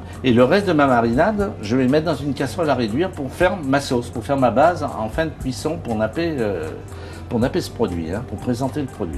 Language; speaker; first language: French; native; French